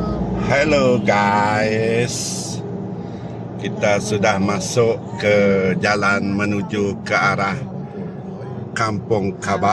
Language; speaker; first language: Malay; native; Malay